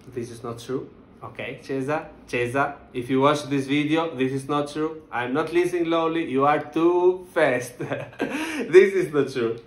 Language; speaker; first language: English; non-native, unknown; Italian